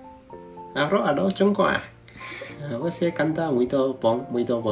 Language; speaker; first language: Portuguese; non-native, learner; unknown